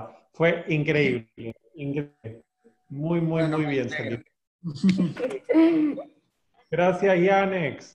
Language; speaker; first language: Spanish; native; Spanish